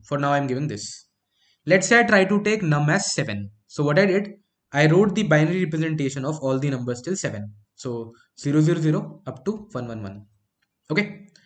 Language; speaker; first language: English; non-native, local second language; Hindi